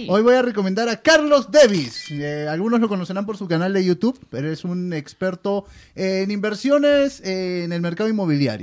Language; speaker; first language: Spanish; native; Spanish